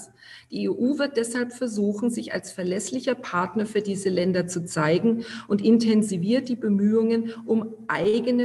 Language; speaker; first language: German; native; German